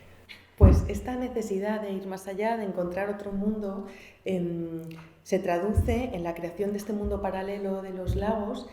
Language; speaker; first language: Spanish; native; Spanish